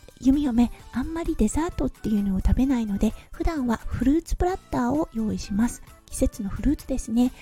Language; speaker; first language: Japanese; native; Japanese